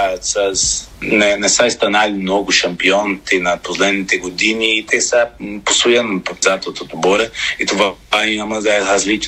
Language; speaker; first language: Bulgarian; non-native, learner; Portuguese